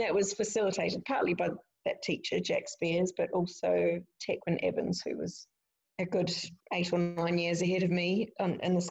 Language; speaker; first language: English; native; English